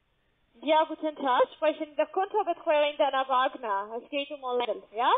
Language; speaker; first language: German; non-native, learner; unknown